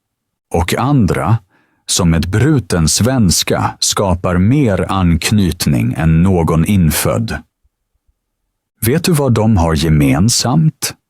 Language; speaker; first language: Swedish; non-native, fluent; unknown